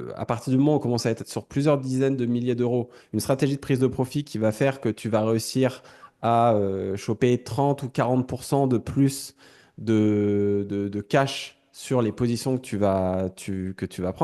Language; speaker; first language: French; native; French